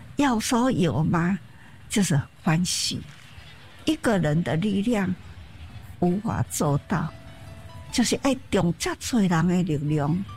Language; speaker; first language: Chinese; non-native, local second language; Min Nan Chinese